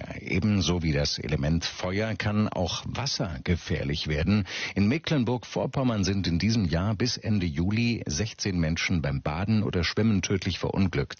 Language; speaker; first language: German; native; German